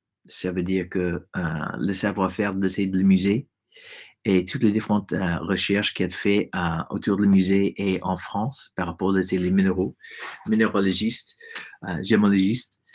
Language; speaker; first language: French; non-native, fluent; English